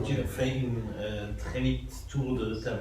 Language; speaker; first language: French; non-native, fluent; German